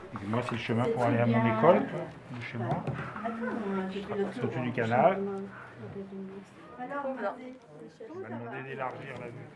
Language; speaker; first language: French; native; French